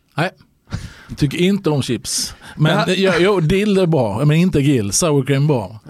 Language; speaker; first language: Swedish; native; Swedish